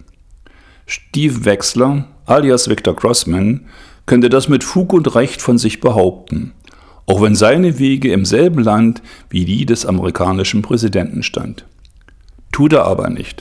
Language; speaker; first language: German; native; German